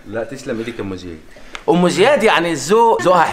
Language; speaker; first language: Arabic; native; Arabic